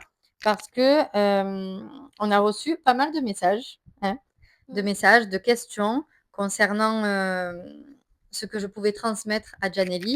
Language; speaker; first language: French; native; French